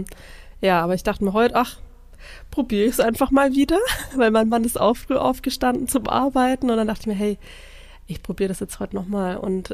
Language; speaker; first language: German; native; German